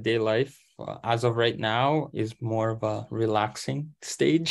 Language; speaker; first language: English; early bilingual, other home language; Portuguese